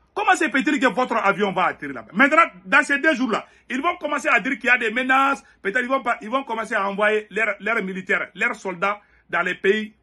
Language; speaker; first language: French; non-native, local second language; Bambara